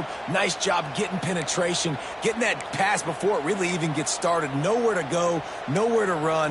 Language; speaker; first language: English; native; English